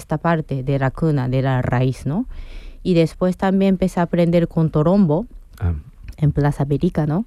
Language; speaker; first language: Spanish; non-native, fluent; Japanese